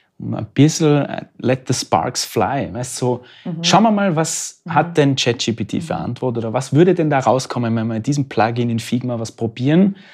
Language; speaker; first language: German; native; German